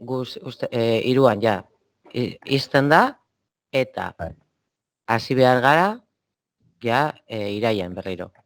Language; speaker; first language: Basque; non-native, local second language; Spanish